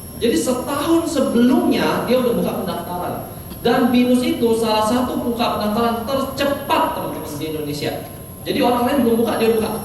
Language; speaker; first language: Indonesian; native; Indonesian